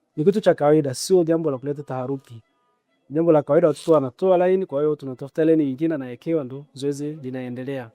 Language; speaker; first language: Swahili; native; Swahili